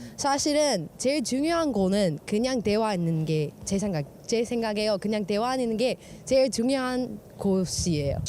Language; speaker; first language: Korean; non-native, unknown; English